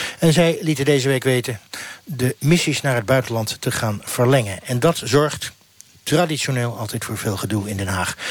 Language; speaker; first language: Dutch; native; Dutch